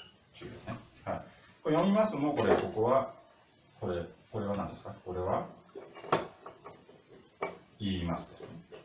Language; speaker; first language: Japanese; non-native, fluent; Russian